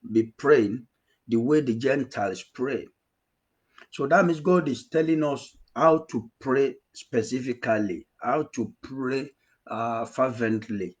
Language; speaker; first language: English; non-native, local second language; Yoruba